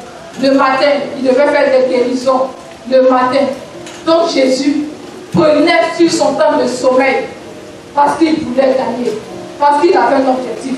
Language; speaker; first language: French; non-native, local second language; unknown